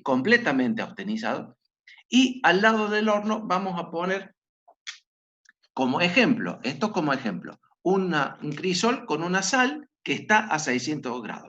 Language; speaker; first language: Spanish; native; Spanish